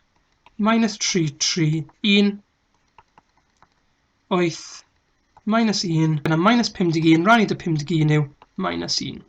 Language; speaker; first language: Welsh; native; Welsh